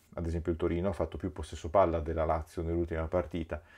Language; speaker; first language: Italian; native; Italian